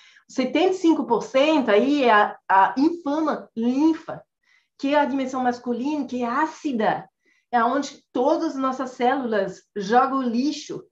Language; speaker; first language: Portuguese; non-native, fluent; French